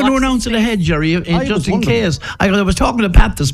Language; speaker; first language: English; native; English